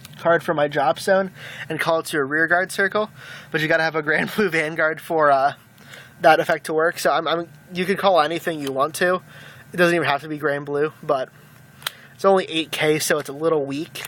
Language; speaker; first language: English; native; English